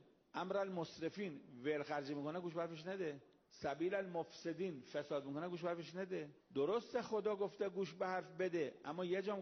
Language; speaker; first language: Persian; native; Persian